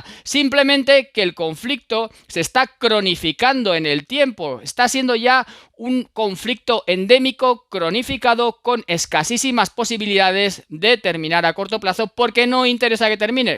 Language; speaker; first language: Spanish; native; Spanish